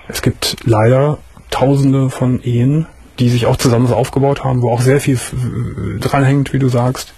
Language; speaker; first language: German; native; German